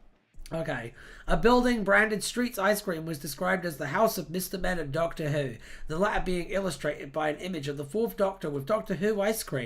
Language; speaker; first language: English; native; English